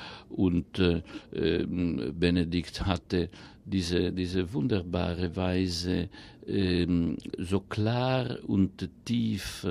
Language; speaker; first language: German; non-native, fluent; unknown